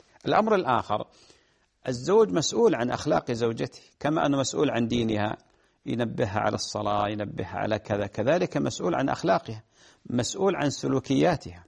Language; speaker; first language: Arabic; native; Arabic